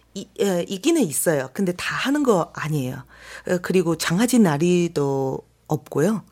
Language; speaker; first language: Korean; non-native, fluent; Chinese